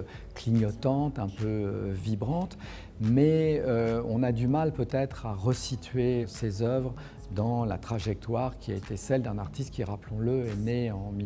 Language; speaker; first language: French; native; French